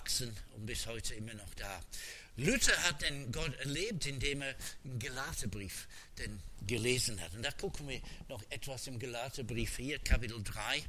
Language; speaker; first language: German; non-native, fluent; English